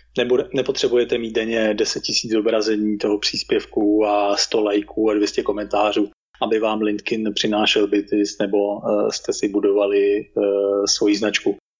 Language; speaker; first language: Czech; native; Czech